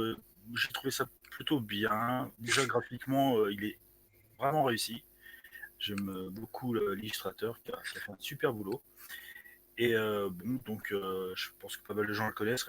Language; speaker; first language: French; native; French